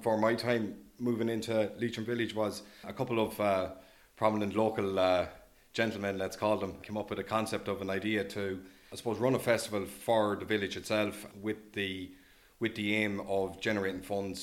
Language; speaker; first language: English; native; English